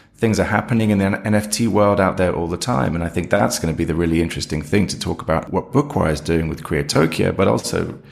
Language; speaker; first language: English; native; English